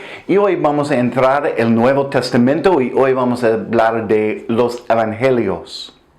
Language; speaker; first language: Spanish; non-native, fluent; English